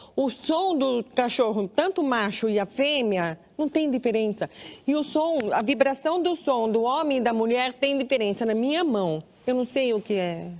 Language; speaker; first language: Portuguese; non-native, local second language; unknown